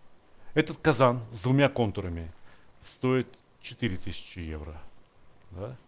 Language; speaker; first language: Russian; native; Russian